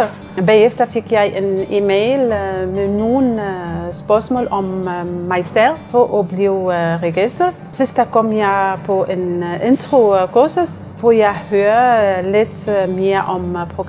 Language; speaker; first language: Danish; non-native, learner; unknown